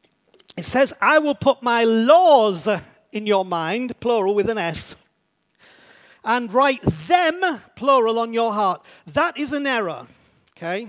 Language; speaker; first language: English; native; English